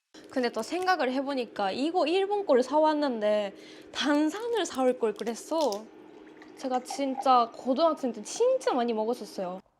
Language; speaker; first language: Korean; non-native, fluent; Japanese